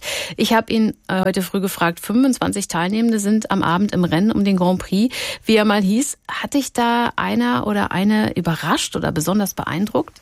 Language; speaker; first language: German; native; German